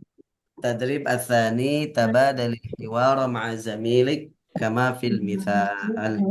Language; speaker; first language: Arabic; non-native, fluent; Indonesian